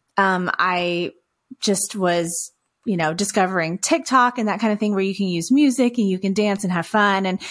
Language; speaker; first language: English; native; English